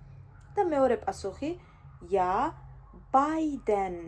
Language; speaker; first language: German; non-native, fluent; Georgian